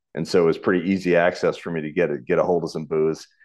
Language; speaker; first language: English; native; English